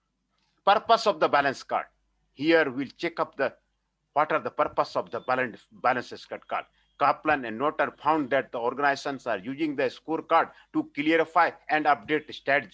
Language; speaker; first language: English; non-native, local second language; Hindi